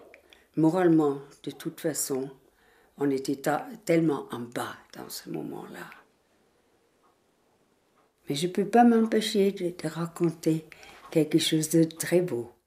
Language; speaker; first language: French; non-native, fluent; German